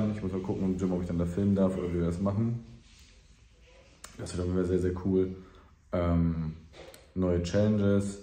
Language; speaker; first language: German; native; German